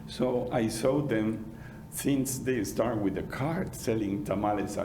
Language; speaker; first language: English; non-native, fluent; Spanish